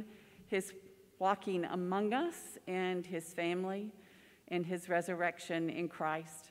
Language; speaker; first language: English; native; English